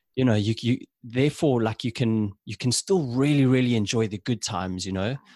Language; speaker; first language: English; native; English